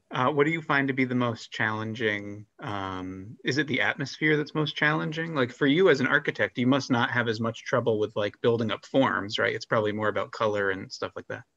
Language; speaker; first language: English; native; English